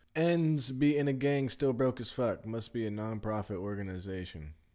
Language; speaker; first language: English; native; English